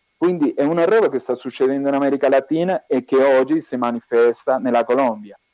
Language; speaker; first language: Italian; non-native, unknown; Spanish